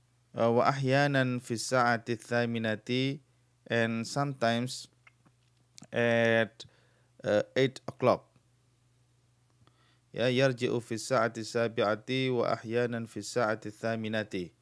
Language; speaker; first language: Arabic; non-native, fluent; Indonesian